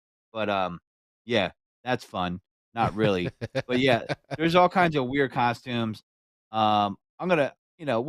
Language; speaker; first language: English; native; English